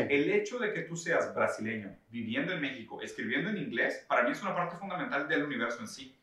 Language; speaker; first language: Spanish; early bilingual, other home language; Portuguese